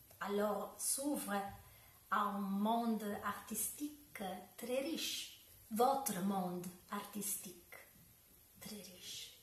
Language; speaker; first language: French; non-native, learner; Italian